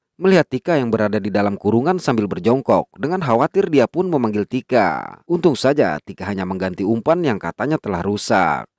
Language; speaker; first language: Indonesian; native; Indonesian